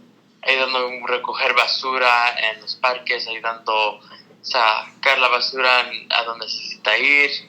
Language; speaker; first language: Spanish; early bilingual, heritage; Spanish